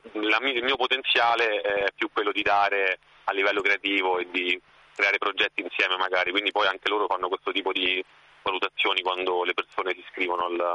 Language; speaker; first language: Italian; native; Italian